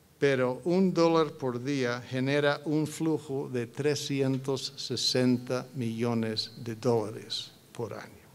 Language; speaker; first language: Spanish; non-native, fluent; English